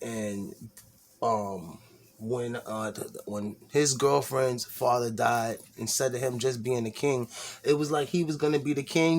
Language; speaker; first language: English; native; English